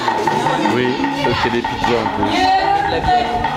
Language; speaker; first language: French; native; French